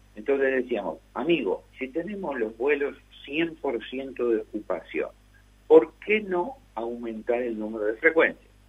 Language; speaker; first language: Spanish; native; Spanish